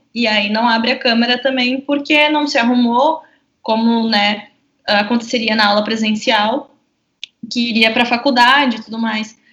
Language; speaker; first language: Portuguese; native; Portuguese